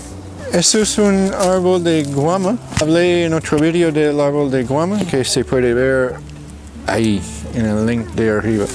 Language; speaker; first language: Spanish; non-native, fluent; English